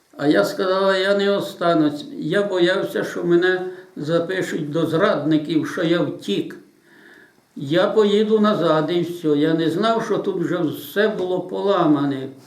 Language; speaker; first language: Ukrainian; native; Ukrainian